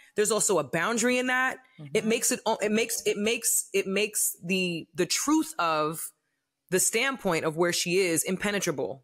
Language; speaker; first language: English; native; English